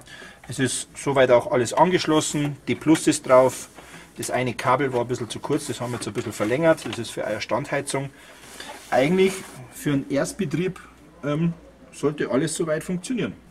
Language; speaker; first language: German; native; German